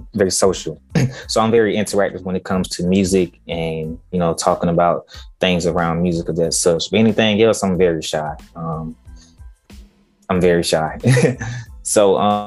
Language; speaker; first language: English; native; English